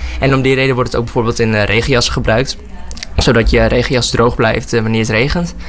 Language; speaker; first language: Dutch; early bilingual, other home language; Burmese